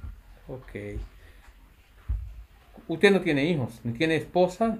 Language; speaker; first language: Spanish; native; Spanish